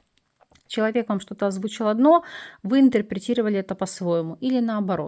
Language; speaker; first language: Russian; native; Russian